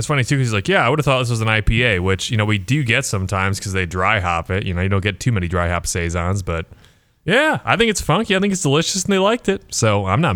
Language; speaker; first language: English; native; English